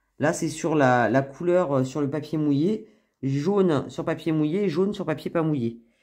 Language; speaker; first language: French; native; French